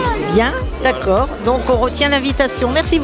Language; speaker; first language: French; native; French